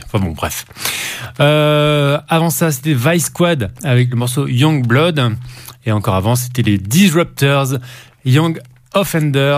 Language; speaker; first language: French; native; French